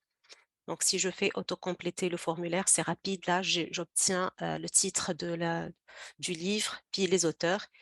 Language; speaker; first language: French; native; French